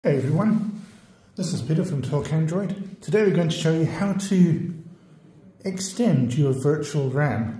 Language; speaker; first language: English; native; English